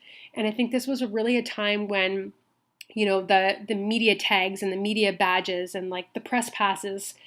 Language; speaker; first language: English; native; English